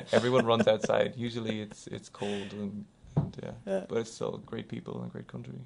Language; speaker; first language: English; native; English